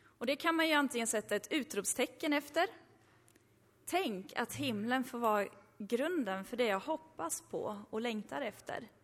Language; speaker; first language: Swedish; early bilingual, other home language; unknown